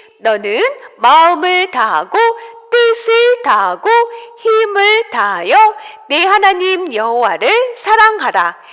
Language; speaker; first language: Korean; native; Korean